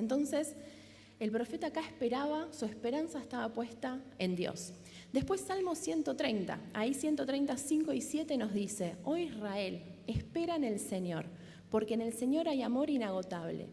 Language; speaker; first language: Spanish; native; Spanish